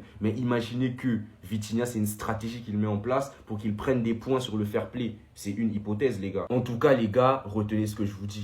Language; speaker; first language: French; native; French